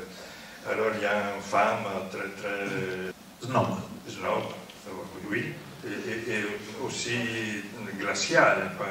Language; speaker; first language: French; non-native, fluent; Italian